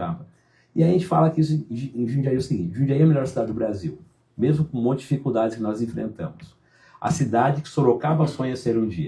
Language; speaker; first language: Portuguese; native; Portuguese